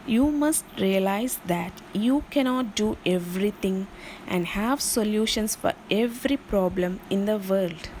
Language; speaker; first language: English; non-native, local second language; Malayalam